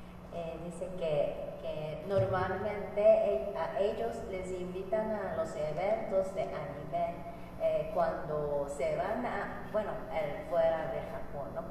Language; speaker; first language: Spanish; non-native, fluent; Japanese